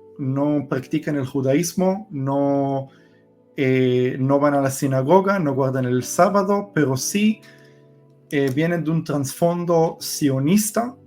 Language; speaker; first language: Spanish; early bilingual, heritage; Hebrew